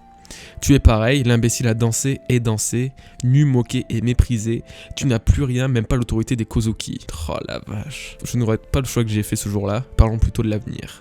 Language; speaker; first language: French; native; French